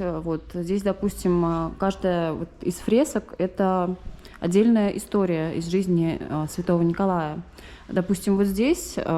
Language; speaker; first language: Russian; native; Russian